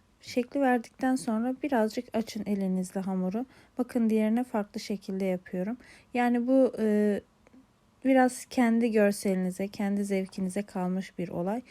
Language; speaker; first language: Turkish; native; Turkish